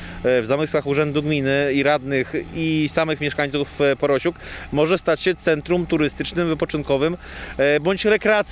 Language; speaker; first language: Polish; native; Polish